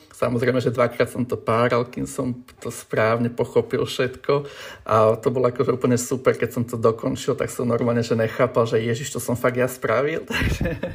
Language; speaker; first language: Slovak; native; Slovak